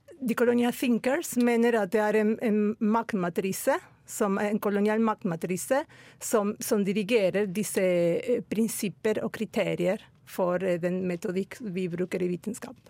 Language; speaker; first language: Norwegian; non-native, fluent; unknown